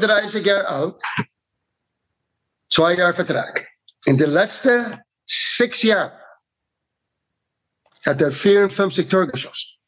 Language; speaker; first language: German; non-native, fluent; English